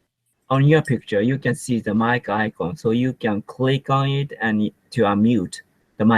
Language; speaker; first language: English; non-native, learner; Japanese